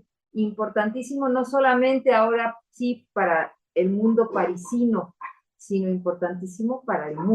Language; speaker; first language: Spanish; native; Spanish